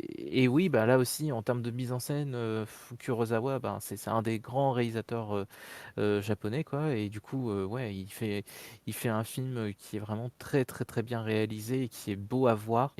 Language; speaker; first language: French; native; French